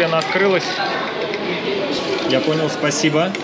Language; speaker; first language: Russian; native; Russian